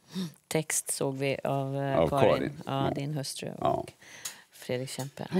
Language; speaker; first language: Swedish; native; Swedish